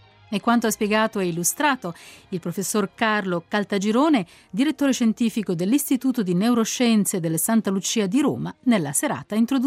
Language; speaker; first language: Italian; native; Italian